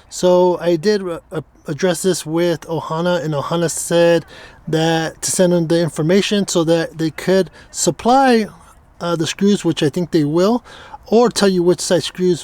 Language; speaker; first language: English; native; English